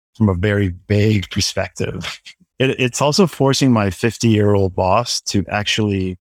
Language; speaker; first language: English; non-native, fluent; Spanish